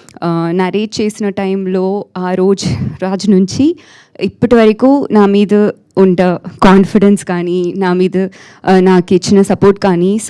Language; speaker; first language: Telugu; non-native, learner; Tamil